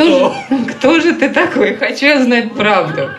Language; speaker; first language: Russian; native; Russian